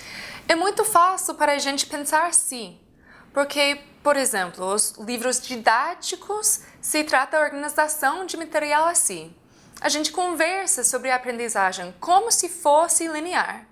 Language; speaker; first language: Portuguese; non-native, fluent; English